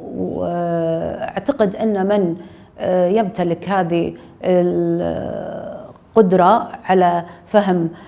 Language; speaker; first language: Arabic; native; Arabic